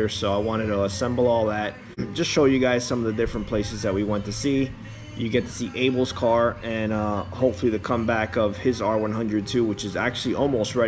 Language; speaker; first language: English; native; English